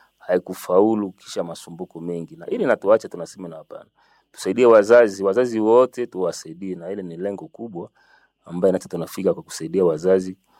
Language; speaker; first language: Swahili; non-native, local second language; Nande